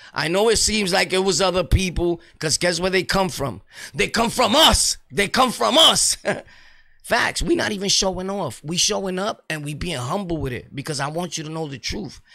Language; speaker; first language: English; early bilingual, other home language; Spanish